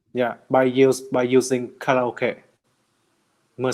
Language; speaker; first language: English; non-native, learner; Vietnamese